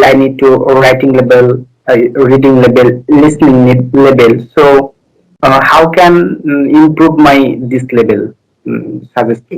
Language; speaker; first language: English; non-native, learner; Bangla